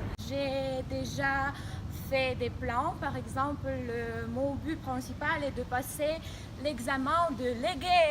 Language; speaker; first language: French; non-native, fluent; Russian